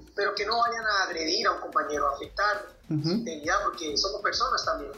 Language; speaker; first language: Spanish; native; Spanish